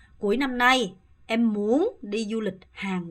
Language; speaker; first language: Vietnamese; non-native, fluent; Korean